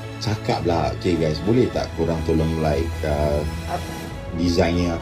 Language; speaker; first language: Malay; native; Malay